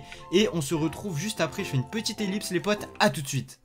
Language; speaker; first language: French; native; French